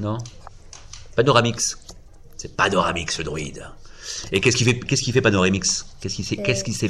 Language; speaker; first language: French; native; French